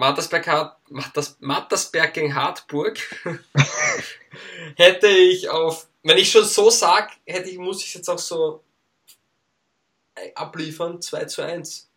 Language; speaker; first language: German; native; German